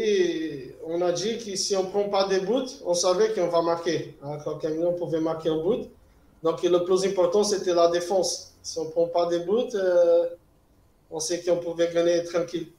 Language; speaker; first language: French; non-native, fluent; Portuguese